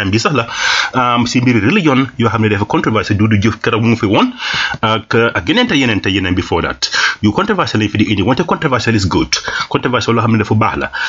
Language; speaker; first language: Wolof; non-native, local second language; Serer